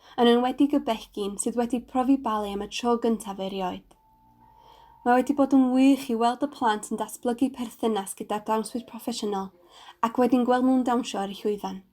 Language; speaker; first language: Welsh; non-native, local second language; English